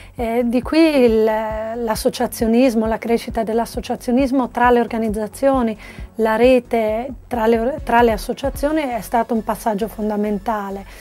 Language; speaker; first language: Italian; native; Italian